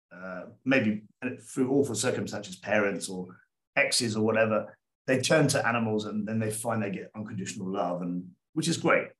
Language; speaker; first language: English; native; English